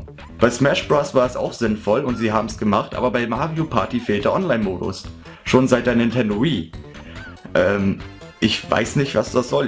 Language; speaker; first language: German; native; German